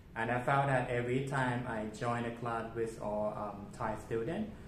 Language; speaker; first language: English; non-native, fluent; Thai